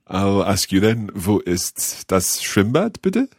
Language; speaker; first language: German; non-native, learner; English